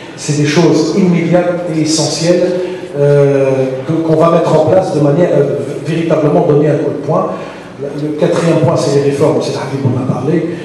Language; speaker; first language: French; non-native, local second language; Arabic